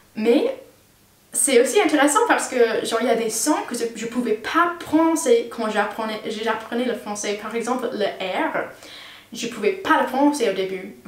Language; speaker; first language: French; non-native, fluent; English